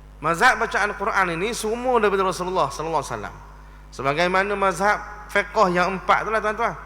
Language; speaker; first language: Malay; native; Malay